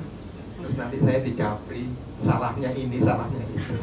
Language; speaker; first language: Indonesian; native; Indonesian